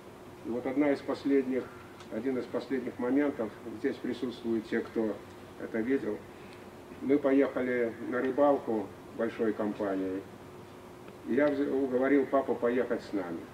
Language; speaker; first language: Russian; native; Russian